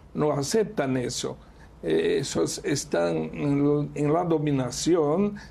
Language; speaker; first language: Spanish; non-native, fluent; Portuguese